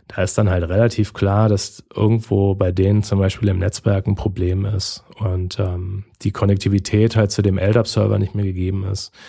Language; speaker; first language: German; native; German